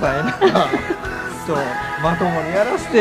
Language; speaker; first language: Japanese; native; Japanese